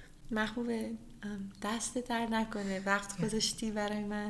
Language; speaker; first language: Persian; early bilingual, other home language; English